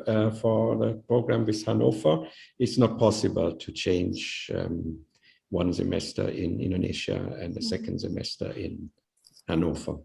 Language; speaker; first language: English; non-native, fluent; Indonesian